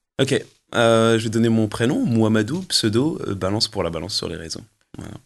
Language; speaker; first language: French; early bilingual, other home language; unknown